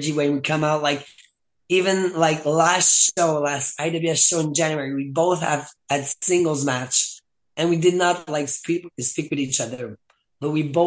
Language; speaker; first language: English; non-native, fluent; French